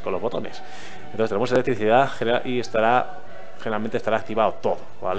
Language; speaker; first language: Spanish; native; Spanish